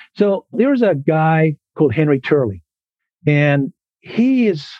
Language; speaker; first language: English; native; English